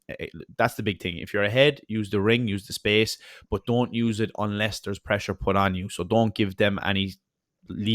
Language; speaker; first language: English; native; English